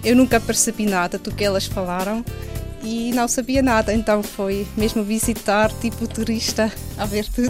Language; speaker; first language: Portuguese; non-native, fluent; Swiss German